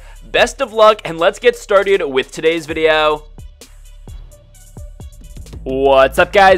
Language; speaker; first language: English; native; English